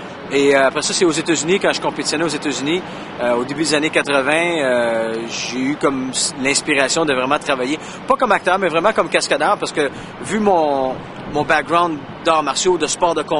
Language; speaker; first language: French; native; French